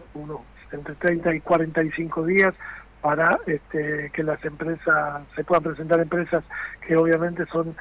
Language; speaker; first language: Spanish; native; Spanish